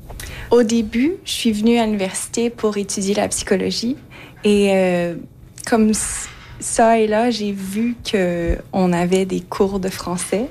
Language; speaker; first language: French; native; French